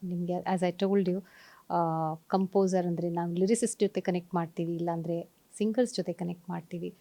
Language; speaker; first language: Kannada; non-native, fluent; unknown